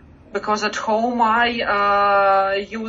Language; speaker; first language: English; non-native, learner; Russian